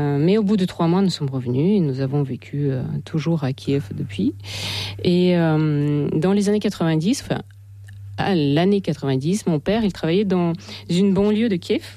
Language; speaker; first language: French; non-native, fluent; Russian